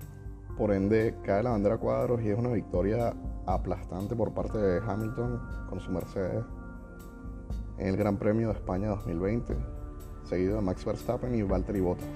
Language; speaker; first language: Spanish; native; Spanish